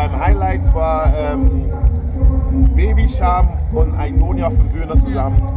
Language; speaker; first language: German; non-native, fluent; English